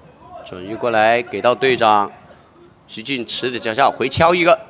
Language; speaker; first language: Chinese; native; Chinese